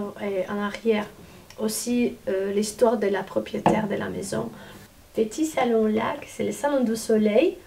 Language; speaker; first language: French; non-native, fluent; Spanish